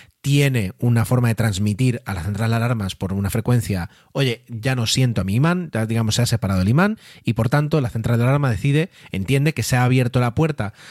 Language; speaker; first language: Spanish; native; Spanish